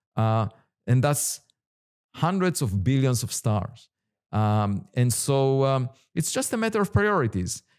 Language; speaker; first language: English; non-native, fluent; Hebrew